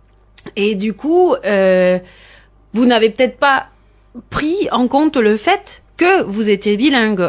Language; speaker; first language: French; native; French